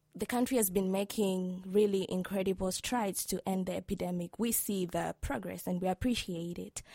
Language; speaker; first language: English; non-native, local second language; Swahili